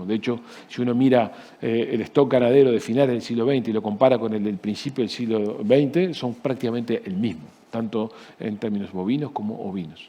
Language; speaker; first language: Spanish; native; Spanish